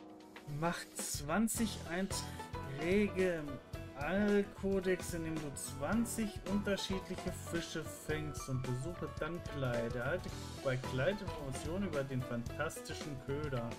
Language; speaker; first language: German; native; German